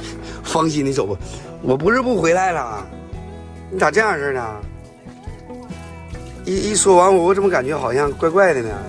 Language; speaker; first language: Chinese; native; Chinese